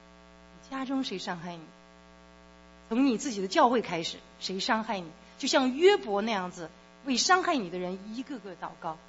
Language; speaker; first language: Chinese; native; Chinese